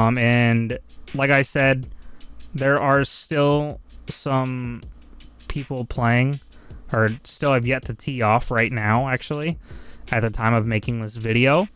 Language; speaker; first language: English; native; English